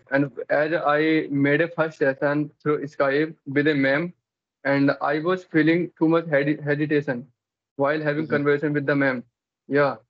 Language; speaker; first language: English; non-native, local second language; Hindi